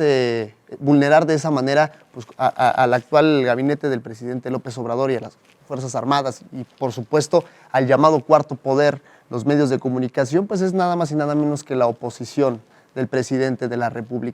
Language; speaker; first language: Spanish; native; Spanish